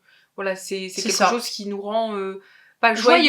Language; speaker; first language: French; native; French